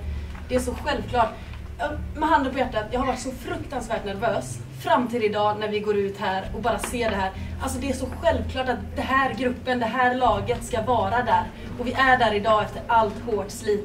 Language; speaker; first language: Swedish; native; Swedish